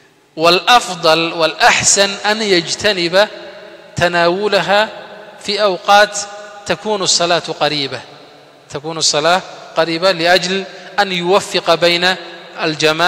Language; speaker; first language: Arabic; non-native, fluent; Somali